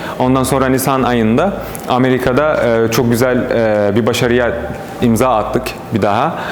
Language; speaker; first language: Turkish; non-native, fluent; Arabic